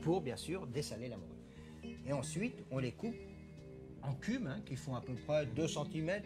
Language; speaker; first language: French; native; French